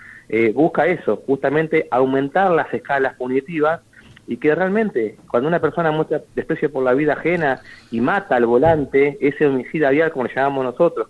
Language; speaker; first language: Spanish; native; Spanish